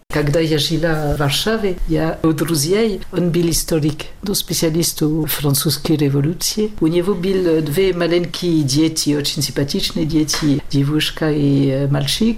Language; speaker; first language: Russian; non-native, learner; French